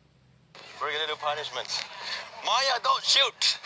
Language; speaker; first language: English; non-native, fluent; Indonesian